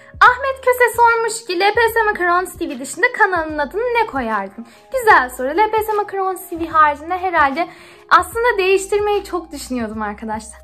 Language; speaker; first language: Turkish; early bilingual, heritage; Turkish